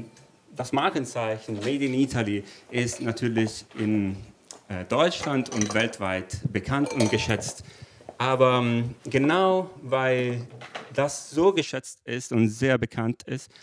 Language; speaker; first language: German; non-native, fluent; Italian